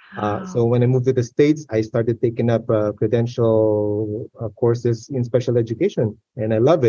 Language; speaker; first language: English; non-native, local second language; Filipino